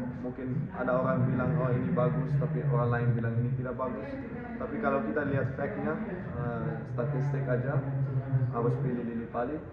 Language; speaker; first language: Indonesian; non-native, fluent; Dutch